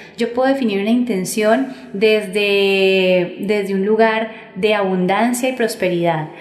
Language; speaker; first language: Spanish; native; Spanish